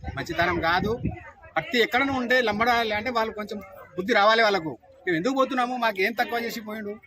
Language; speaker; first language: Telugu; non-native, local second language; Lambadi